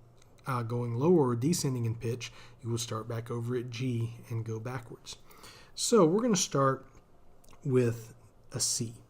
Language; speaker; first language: English; native; English